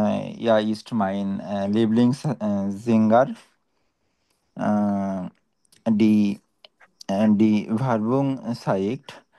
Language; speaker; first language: German; non-native, learner; Bangla